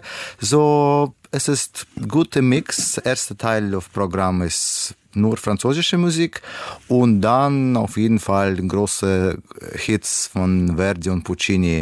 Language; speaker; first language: German; non-native, learner; Russian